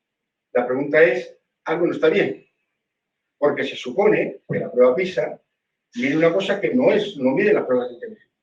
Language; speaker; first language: Spanish; native; Spanish